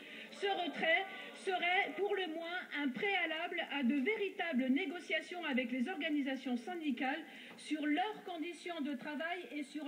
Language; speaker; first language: French; native; French